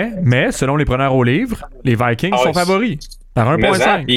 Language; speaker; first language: French; native; French